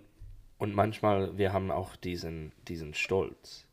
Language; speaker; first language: German; non-native, fluent; English